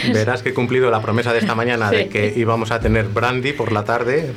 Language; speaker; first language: Spanish; native; Spanish